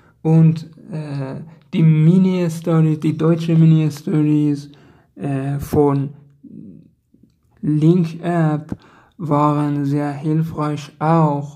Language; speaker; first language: German; non-native, learner; Persian